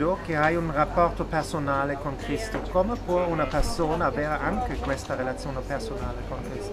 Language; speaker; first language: Italian; non-native, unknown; German